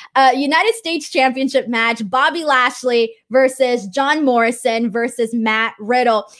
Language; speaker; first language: English; native; English